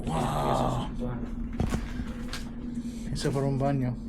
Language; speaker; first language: Spanish; non-native, learner; English